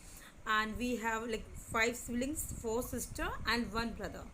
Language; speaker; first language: English; non-native, local second language; Hindi